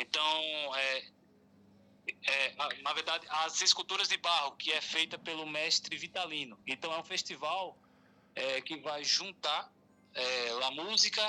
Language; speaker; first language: Spanish; non-native, learner; Portuguese